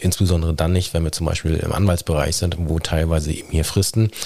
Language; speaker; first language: German; native; German